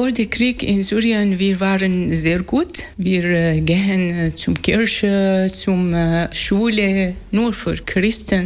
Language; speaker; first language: German; non-native, learner; Arabic